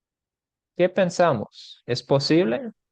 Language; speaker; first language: Spanish; non-native, fluent; English